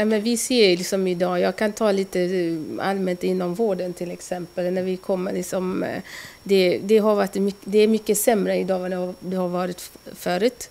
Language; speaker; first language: Swedish; early bilingual, other home language; Lingala